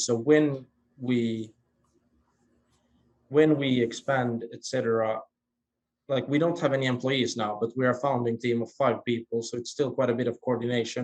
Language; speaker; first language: English; non-native, fluent; Swedish